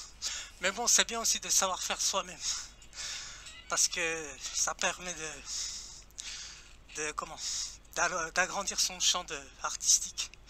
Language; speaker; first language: French; native; French